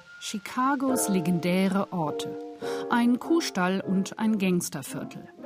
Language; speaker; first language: German; native; German